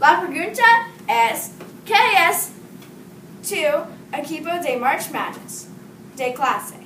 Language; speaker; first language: Spanish; non-native, learner; English